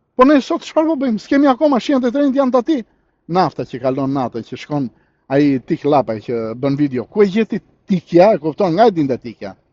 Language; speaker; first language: Albanian; early bilingual, heritage; Albanian